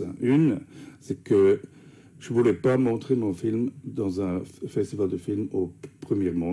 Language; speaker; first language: French; non-native, fluent; English